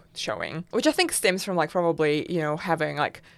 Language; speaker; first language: English; non-native, fluent; Russian